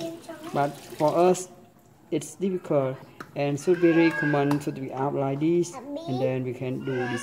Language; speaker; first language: English; non-native, learner; Khmer